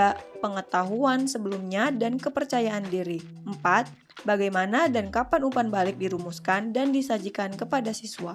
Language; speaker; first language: Indonesian; native; Indonesian